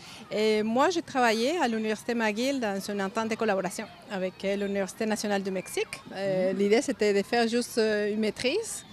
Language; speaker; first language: French; non-native, fluent; Spanish